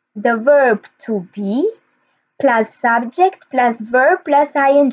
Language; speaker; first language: English; non-native, fluent; Albanian